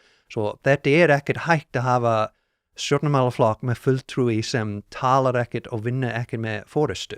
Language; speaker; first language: Icelandic; non-native, learner; English